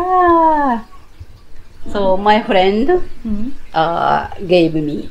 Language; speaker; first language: English; non-native, learner; Japanese